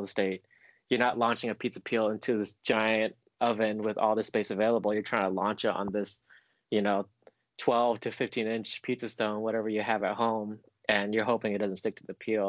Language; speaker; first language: English; native; English